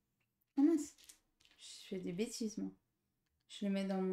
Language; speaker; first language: French; native; French